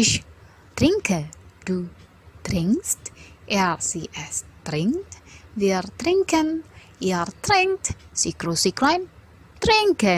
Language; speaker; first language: German; non-native, fluent; Indonesian